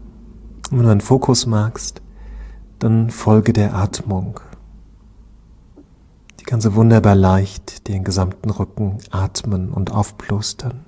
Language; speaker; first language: German; native; German